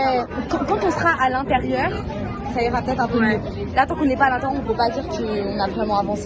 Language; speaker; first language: French; native; French